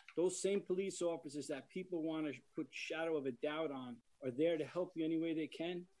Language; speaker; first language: English; native; English